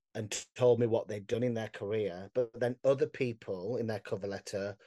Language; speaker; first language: English; native; English